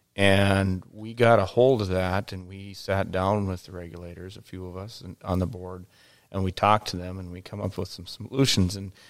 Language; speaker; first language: English; native; English